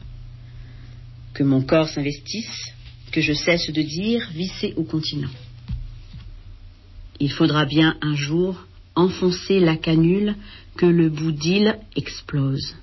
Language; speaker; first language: French; native; French